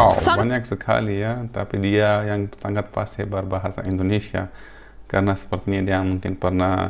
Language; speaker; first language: Indonesian; non-native, fluent; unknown